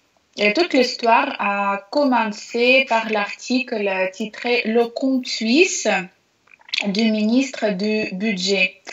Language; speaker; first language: French; non-native, learner; Russian